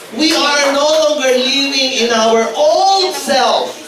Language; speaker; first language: English; non-native, local second language; Filipino